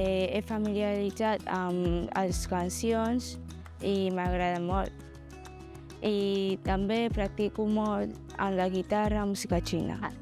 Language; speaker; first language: Catalan; early bilingual, other home language; Chinese